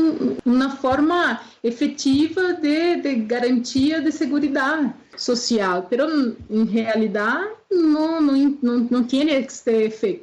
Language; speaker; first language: Spanish; non-native, fluent; Portuguese